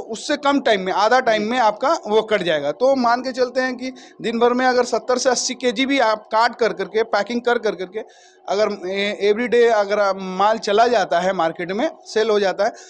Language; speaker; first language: Hindi; native; Hindi